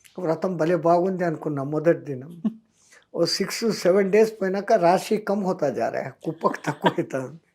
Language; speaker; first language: Telugu; non-native, local second language; Hindi